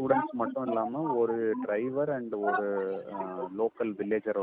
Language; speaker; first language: Tamil; native; Tamil